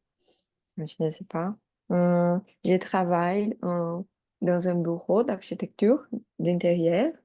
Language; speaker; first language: French; non-native, learner; Portuguese